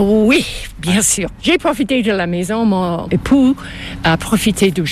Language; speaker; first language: French; non-native, local second language; English